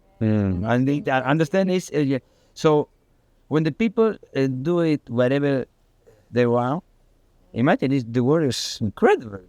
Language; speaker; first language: English; non-native, learner; Spanish